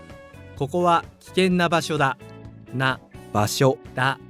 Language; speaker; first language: Japanese; non-native, learner; English